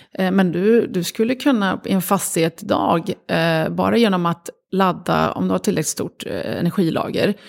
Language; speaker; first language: Swedish; early bilingual, other home language; Arabic